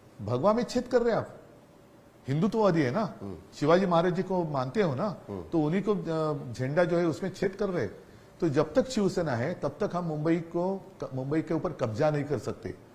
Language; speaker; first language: Hindi; non-native, local second language; Marathi